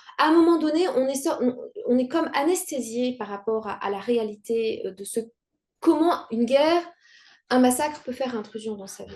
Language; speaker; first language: French; non-native, local second language; Kinyarwanda